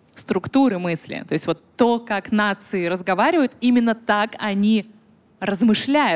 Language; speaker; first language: Russian; native; Russian